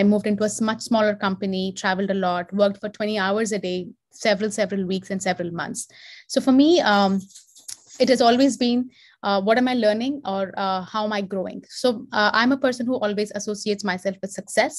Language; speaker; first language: English; non-native, local second language; Telugu